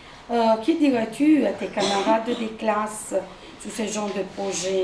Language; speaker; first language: French; non-native, fluent; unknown